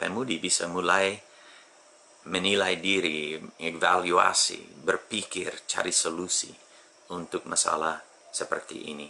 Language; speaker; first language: Indonesian; non-native, fluent; English